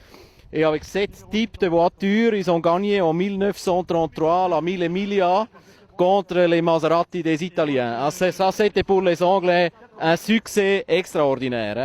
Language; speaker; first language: French; non-native, learner; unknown